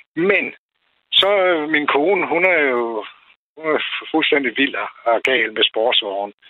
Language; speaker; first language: Danish; non-native, fluent; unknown